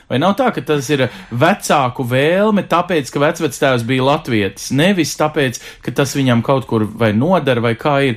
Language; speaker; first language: Latvian; native; Latvian